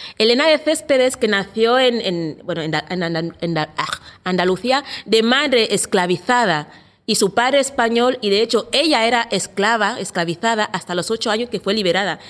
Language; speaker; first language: Spanish; non-native, local second language; Fang